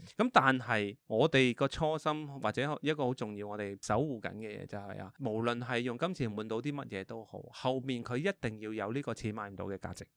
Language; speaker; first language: Cantonese; early bilingual, heritage; Cantonese